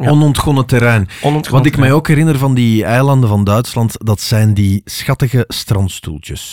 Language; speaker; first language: Dutch; native; Dutch